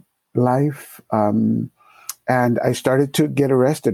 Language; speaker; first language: English; early bilingual, other home language; Spanish